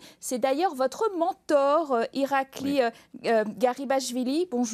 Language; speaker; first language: French; native; French